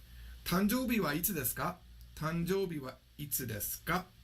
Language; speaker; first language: Japanese; non-native, fluent; English